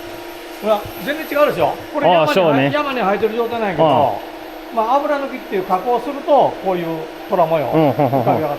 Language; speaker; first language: Japanese; native; Japanese